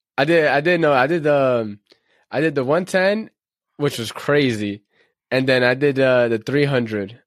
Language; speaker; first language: English; native; English